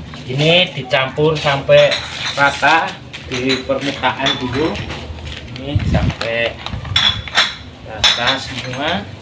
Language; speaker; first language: Indonesian; non-native, local second language; Javanese